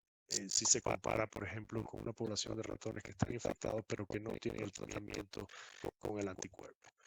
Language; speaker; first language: Spanish; native; Spanish